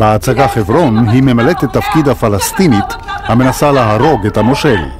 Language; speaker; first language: Hebrew; native; Hebrew